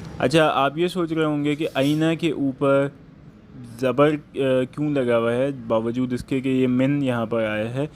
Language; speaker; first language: Urdu; native; Urdu